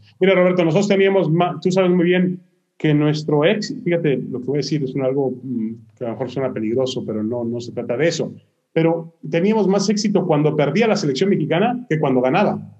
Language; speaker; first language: Spanish; early bilingual, other home language; Hebrew